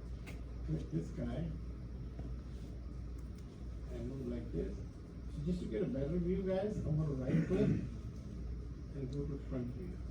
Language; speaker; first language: English; non-native, fluent; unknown